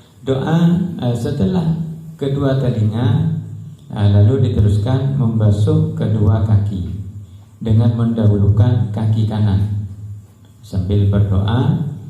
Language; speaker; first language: Indonesian; native; Indonesian